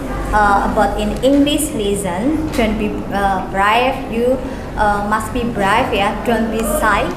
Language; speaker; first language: English; non-native, learner; Indonesian